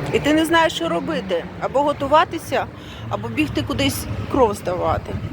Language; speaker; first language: Ukrainian; non-native, local second language; Russian